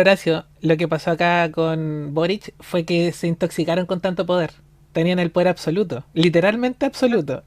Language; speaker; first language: Spanish; native; Spanish